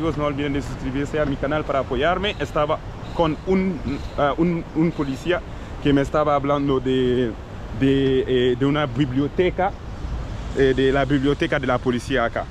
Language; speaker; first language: Spanish; non-native, learner; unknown